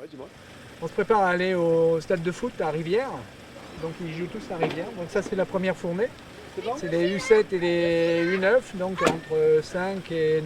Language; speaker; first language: French; native; French